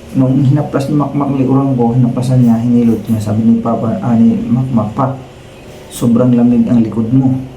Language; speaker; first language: Filipino; non-native, local second language; Cebuano